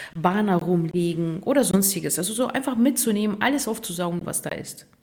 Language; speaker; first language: German; non-native, fluent; Russian